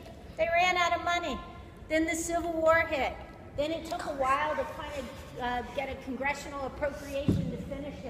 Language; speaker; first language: English; native; English